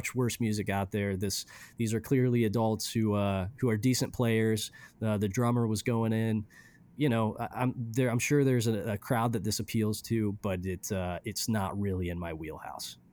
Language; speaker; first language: English; early bilingual, other home language; Romanian